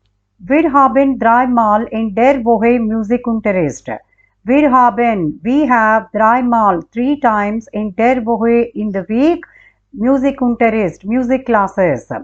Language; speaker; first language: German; non-native, fluent; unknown